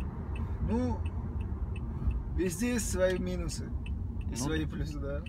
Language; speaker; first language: Russian; non-native, fluent; Uzbek